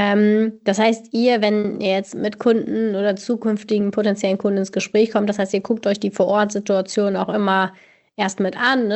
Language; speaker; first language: German; native; German